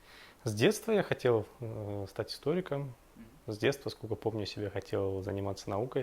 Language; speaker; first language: Russian; native; Russian